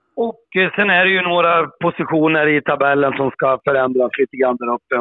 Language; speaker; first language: Swedish; native; Swedish